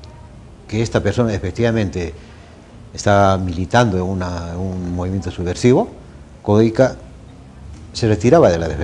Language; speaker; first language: Spanish; native; Spanish